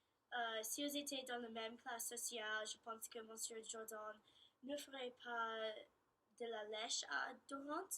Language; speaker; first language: French; non-native, learner; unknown